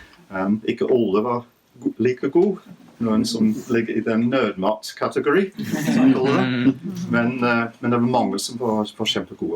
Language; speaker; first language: Norwegian; non-native, fluent; English